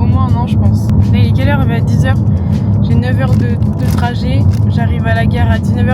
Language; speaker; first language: French; native; French